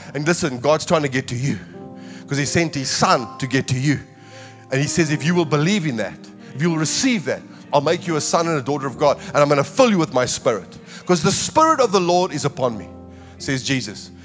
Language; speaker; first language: English; native; English